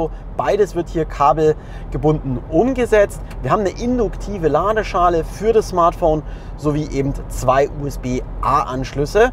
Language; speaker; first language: German; native; German